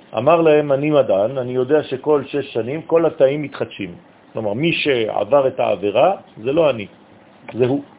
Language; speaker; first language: Hebrew; non-native, fluent; French